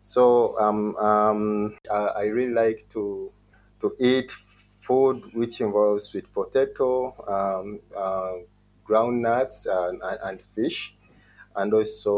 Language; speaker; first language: English; non-native, local second language; Ganda